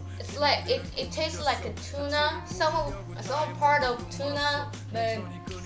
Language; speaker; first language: English; non-native, learner; Korean